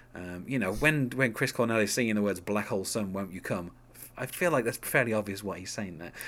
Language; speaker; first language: English; native; English